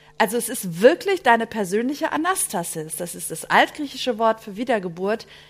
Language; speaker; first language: German; early bilingual, other home language; Greek